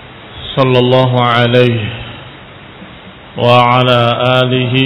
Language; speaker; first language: Arabic; non-native, fluent; Indonesian